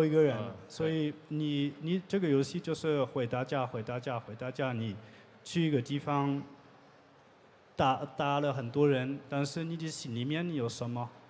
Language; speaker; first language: Chinese; non-native, learner; French